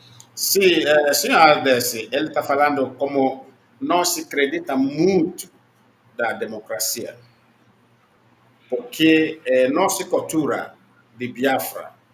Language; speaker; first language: Portuguese; non-native, learner; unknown